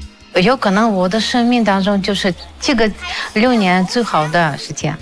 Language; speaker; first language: Chinese; non-native, fluent; Russian